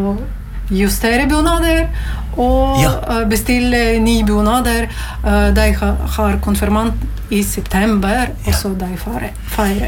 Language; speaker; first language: Norwegian; non-native, learner; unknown